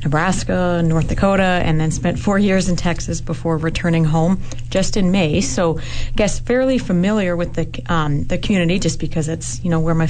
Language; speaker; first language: English; native; English